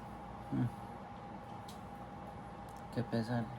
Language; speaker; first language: Spanish; native; Spanish